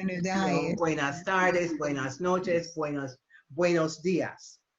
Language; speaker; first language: Spanish; non-native, fluent; English